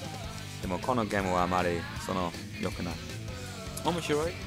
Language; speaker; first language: Japanese; non-native, learner; English